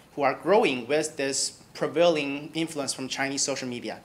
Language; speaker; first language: English; non-native, fluent; Chinese